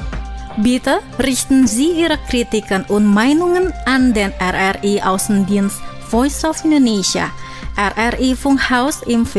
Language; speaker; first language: German; non-native, fluent; Indonesian